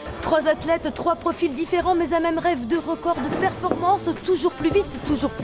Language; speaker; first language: French; native; French